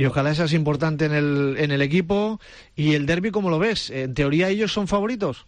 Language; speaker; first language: Spanish; native; Spanish